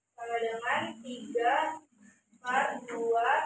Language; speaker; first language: Indonesian; native; Indonesian